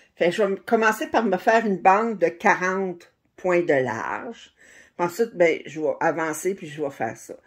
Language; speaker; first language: French; native; French